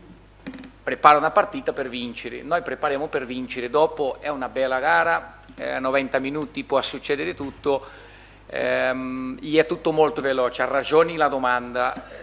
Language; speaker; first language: Italian; non-native, fluent; Portuguese